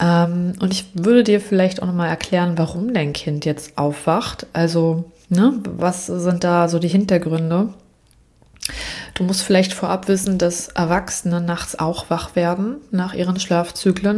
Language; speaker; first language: German; native; German